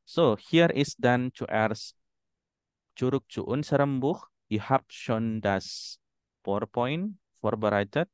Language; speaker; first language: German; non-native, fluent; Indonesian